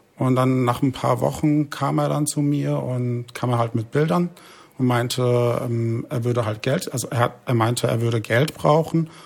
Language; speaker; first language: German; early bilingual, other home language; Arabic